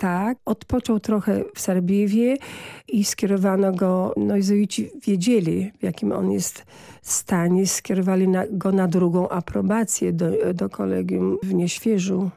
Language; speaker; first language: Polish; native; Polish